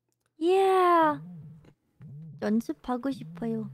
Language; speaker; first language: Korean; non-native, learner; English